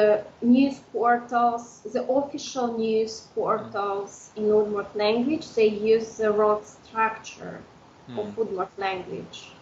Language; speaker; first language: English; non-native, fluent; Udmurt